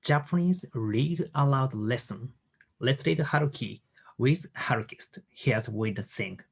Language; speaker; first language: English; non-native, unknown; Japanese